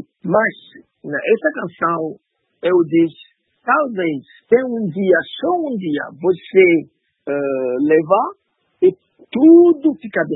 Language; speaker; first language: Portuguese; non-native, learner; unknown